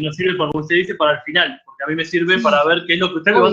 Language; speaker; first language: Spanish; native; Spanish